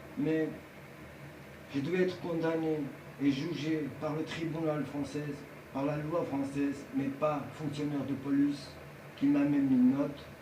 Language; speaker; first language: French; non-native, learner; Georgian